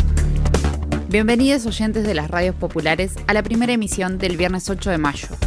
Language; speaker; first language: Spanish; native; Spanish